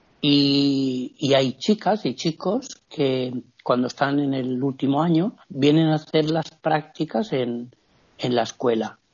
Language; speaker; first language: Spanish; native; Spanish